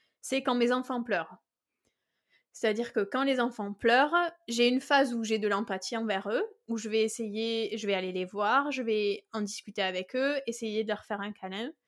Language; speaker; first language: French; native; French